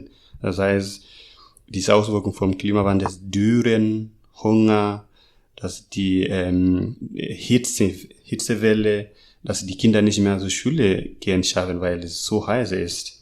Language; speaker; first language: German; non-native, learner; Masai